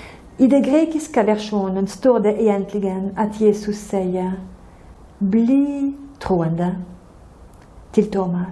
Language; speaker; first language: Swedish; non-native, fluent; French